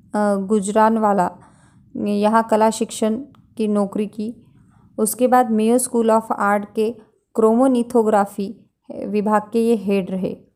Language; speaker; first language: Hindi; non-native, local second language; Marathi